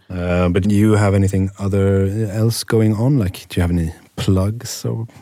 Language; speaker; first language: English; non-native, fluent; Swedish